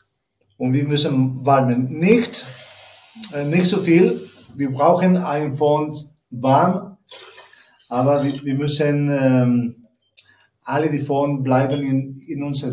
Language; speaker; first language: German; non-native, learner; Spanish